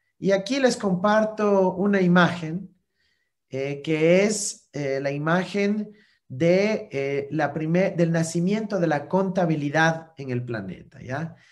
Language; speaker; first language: Spanish; native; Spanish